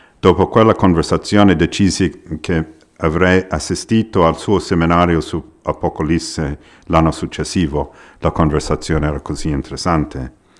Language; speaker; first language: Italian; non-native, fluent; English